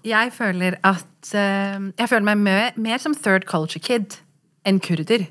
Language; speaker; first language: Norwegian; early bilingual, other home language; Kurdish